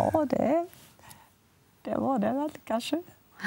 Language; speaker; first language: Swedish; native; Swedish